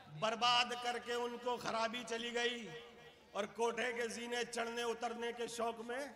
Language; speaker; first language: Urdu; native; Urdu